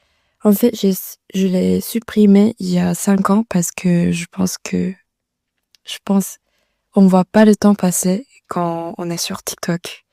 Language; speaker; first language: French; non-native, learner; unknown